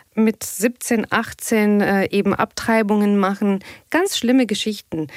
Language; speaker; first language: German; non-native, fluent; Arabic